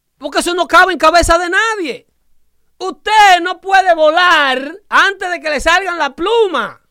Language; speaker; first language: Spanish; native; Spanish